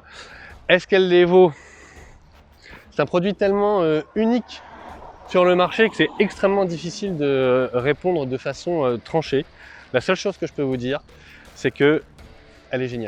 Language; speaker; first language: French; native; French